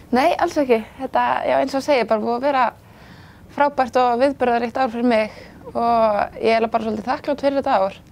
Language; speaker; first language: Icelandic; native; Icelandic